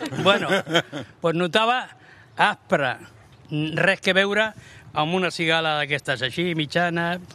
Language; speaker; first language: Catalan; non-native, local second language; Spanish